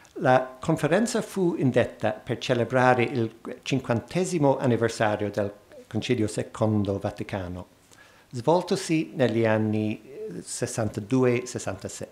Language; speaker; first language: Italian; non-native, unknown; English